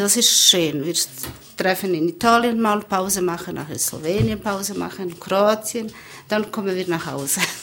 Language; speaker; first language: German; non-native, learner; Bosnian